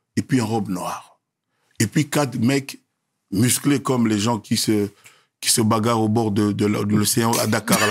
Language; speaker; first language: French; non-native, local second language; Lingala